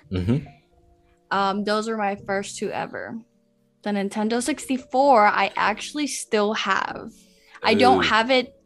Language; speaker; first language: English; early bilingual, other home language; Spanish